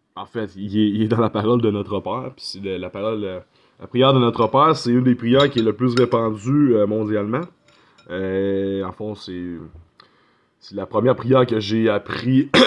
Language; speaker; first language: French; native; French